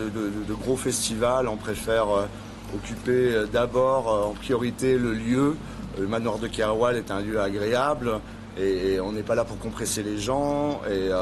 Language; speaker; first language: French; native; French